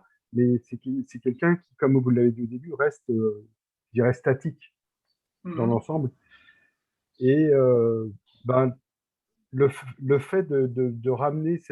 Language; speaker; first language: French; native; French